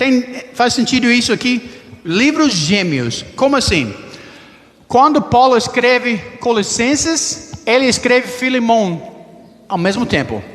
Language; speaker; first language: Portuguese; non-native, learner; English